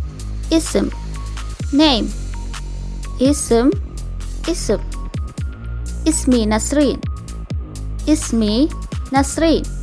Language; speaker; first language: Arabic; non-native, fluent; Malayalam